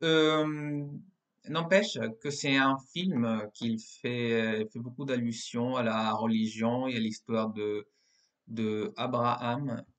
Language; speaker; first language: French; non-native, fluent; Spanish